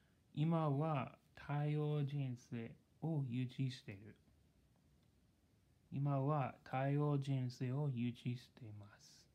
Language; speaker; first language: Japanese; non-native, learner; English